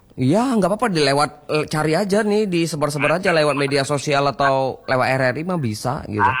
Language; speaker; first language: Indonesian; native; Indonesian